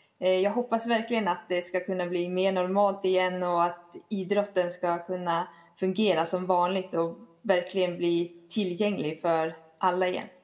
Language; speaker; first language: Swedish; native; Swedish